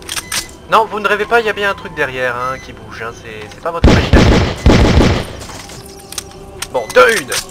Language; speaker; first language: French; native; French